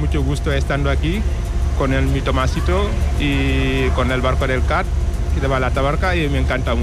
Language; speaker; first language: Spanish; non-native, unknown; Wolof